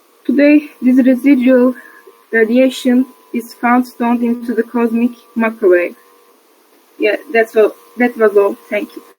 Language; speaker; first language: English; non-native, learner; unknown